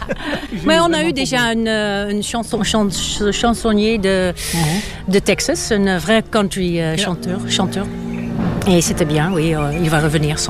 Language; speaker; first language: French; non-native, fluent; Dutch